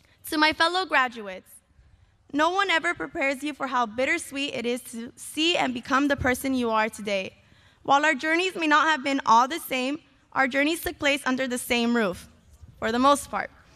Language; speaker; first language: English; early bilingual, other home language; Spanish